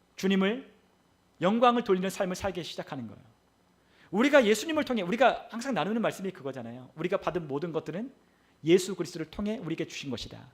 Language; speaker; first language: Korean; native; Korean